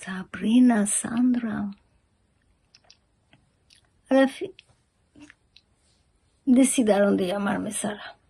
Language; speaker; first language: Spanish; early bilingual, heritage; Ladino